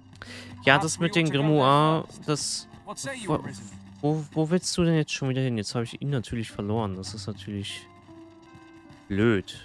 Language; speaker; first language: German; native; German